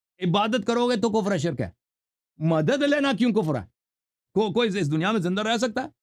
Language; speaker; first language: Urdu; non-native, fluent; Persian